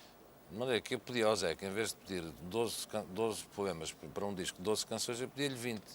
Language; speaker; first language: Portuguese; native; Portuguese